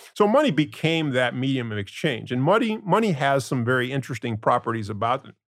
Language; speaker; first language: English; non-native, fluent; Spanish